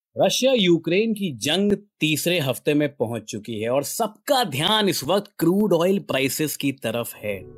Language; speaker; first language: Hindi; native; Hindi